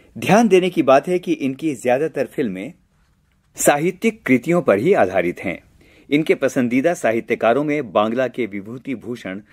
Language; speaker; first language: Hindi; native; Hindi